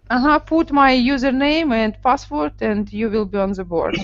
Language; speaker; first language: English; non-native, learner; Russian